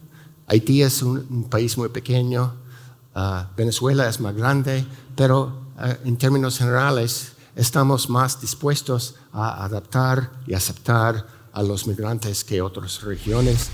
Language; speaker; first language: Spanish; non-native, fluent; English